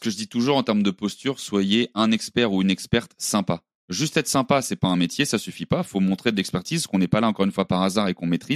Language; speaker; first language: French; native; French